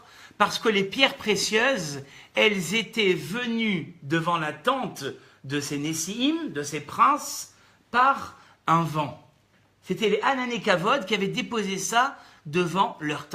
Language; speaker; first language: French; native; French